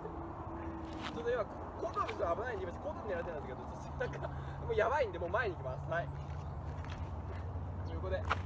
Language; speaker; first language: Japanese; native; Japanese